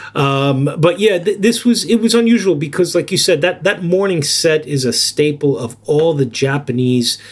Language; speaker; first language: English; native; English